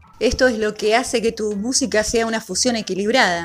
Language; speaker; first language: Spanish; native; Spanish